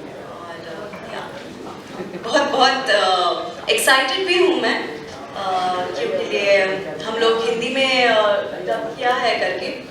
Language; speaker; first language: Hindi; non-native, local second language; Kannada